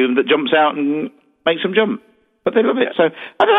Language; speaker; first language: English; native; English